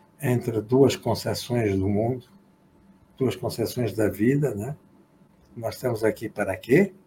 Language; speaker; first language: Portuguese; native; Portuguese